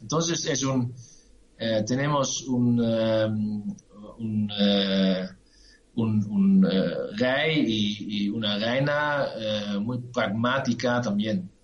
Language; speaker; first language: Spanish; non-native, learner; Dutch